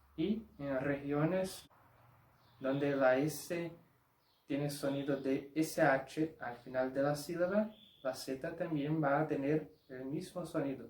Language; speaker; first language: Spanish; non-native, fluent; Portuguese